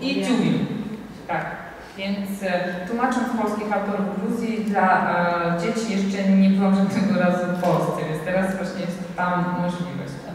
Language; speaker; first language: Polish; non-native, fluent; Georgian